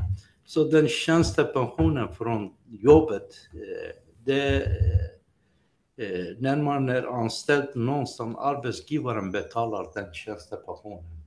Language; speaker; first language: Swedish; non-native, fluent; Greek